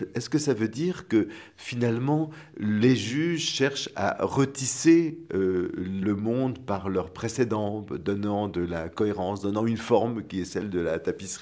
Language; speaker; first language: French; native; French